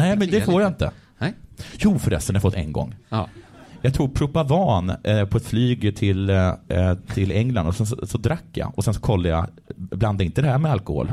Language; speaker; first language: Swedish; native; Swedish